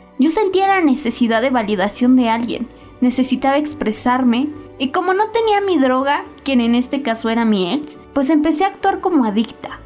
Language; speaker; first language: Spanish; native; Spanish